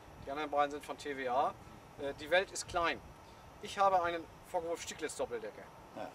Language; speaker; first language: German; native; German